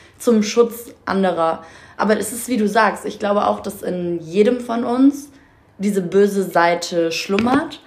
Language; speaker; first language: German; native; German